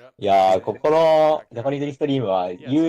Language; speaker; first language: Japanese; native; Japanese